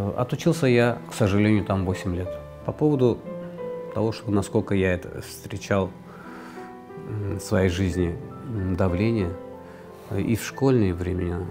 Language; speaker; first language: Russian; non-native, local second language; Azerbaijani